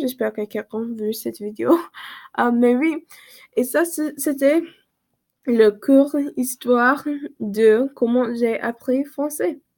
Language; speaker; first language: French; non-native, learner; English